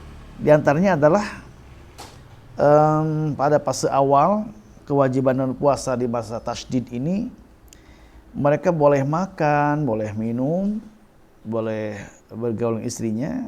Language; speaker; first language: Indonesian; native; Indonesian